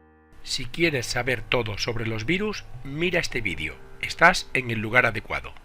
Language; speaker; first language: Spanish; native; Spanish